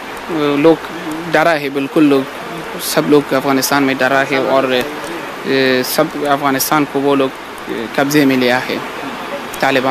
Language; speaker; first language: Hindi; non-native, learner; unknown